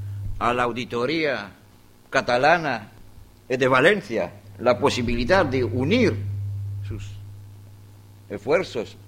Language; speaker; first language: Spanish; non-native, learner; Greek